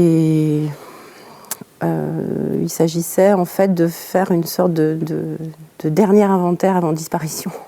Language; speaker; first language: French; native; French